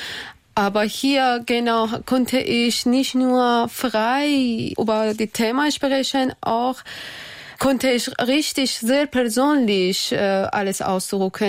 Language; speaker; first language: German; non-native, learner; Persian